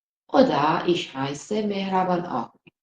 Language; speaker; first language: German; non-native, fluent; Persian